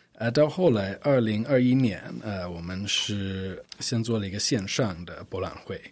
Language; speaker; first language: Chinese; non-native, fluent; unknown